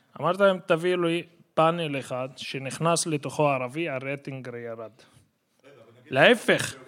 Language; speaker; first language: Hebrew; non-native, local second language; Arabic